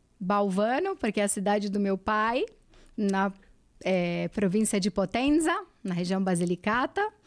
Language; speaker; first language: Portuguese; native; Portuguese